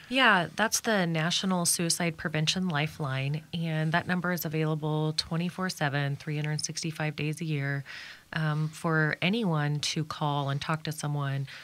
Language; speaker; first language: English; native; English